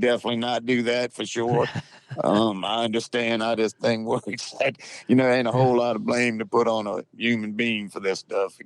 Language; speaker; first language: English; native; English